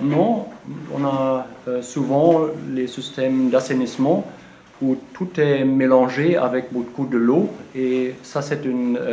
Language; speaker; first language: French; non-native, learner; German